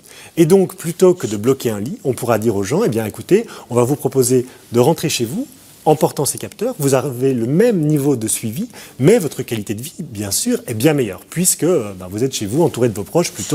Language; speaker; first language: French; native; French